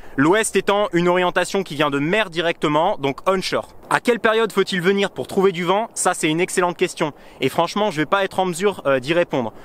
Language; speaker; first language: French; native; French